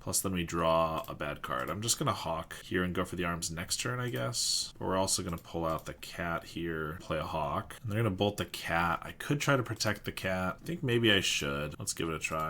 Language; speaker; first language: English; native; English